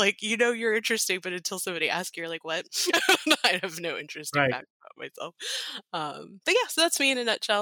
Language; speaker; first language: English; native; English